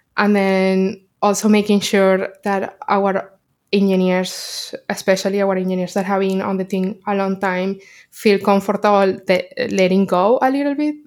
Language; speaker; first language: English; non-native, fluent; Spanish